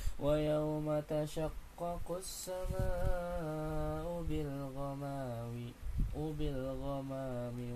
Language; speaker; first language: Arabic; non-native, learner; Indonesian